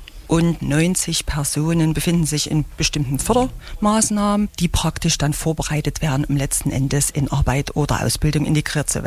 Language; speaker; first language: German; native; German